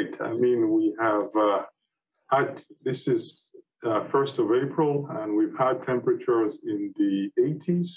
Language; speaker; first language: English; non-native, local second language; Yoruba